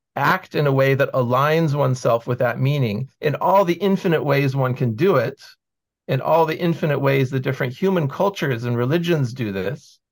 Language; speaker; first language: English; native; English